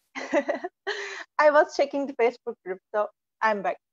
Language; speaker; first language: English; non-native, fluent; Turkish